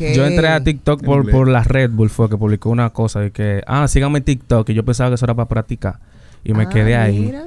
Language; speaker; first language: Spanish; native; Spanish